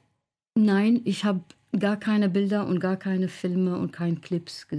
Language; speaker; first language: German; non-native, fluent; Arabic